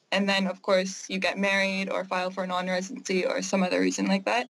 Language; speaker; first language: English; native; English